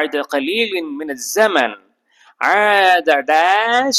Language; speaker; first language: Arabic; non-native, fluent; Malayalam